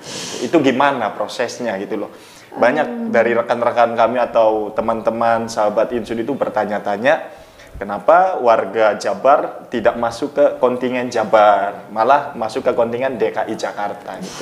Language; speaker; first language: Indonesian; native; Indonesian